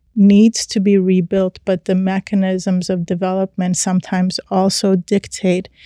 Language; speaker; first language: English; early bilingual, other home language; Persian